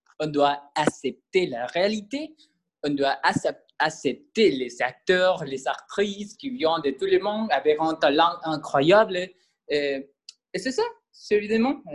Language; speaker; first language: French; non-native, learner; Spanish